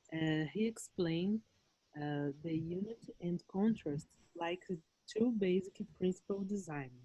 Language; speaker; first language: English; non-native, learner; Portuguese